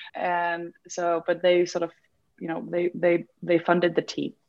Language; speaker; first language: English; non-native, fluent; Icelandic